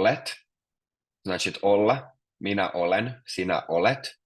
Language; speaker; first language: Finnish; non-native, fluent; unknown